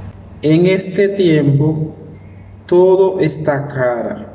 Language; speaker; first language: Spanish; non-native, learner; Haitian Creole